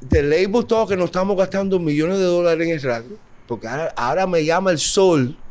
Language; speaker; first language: Spanish; early bilingual, heritage; Spanish